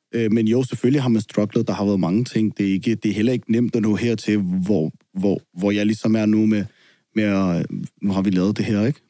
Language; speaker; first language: Danish; early bilingual, other home language; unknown